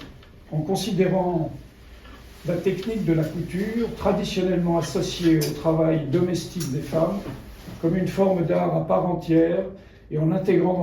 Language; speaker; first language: French; native; French